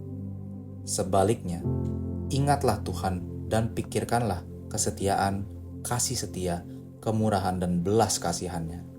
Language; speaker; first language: Indonesian; native; Indonesian